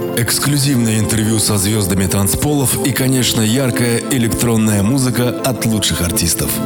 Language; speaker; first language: Russian; native; Russian